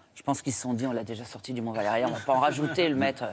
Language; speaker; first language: French; native; French